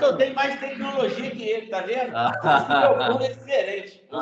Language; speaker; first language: Portuguese; native; Portuguese